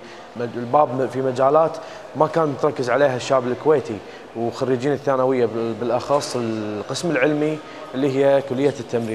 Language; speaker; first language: Arabic; native; Arabic